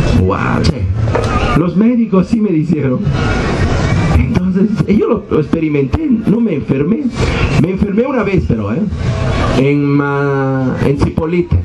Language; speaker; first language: Spanish; non-native, fluent; Italian